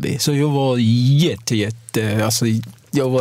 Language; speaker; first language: Swedish; non-native, fluent; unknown